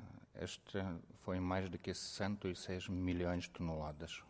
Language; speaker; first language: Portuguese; non-native, fluent; Ukrainian